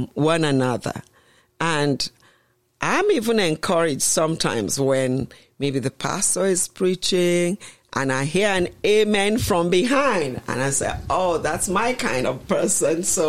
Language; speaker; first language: English; non-native, local second language; Yoruba